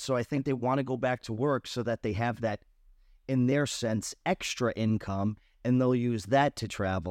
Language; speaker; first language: English; native; English